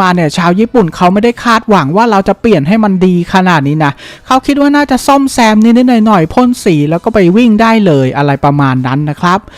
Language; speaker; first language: Thai; native; Thai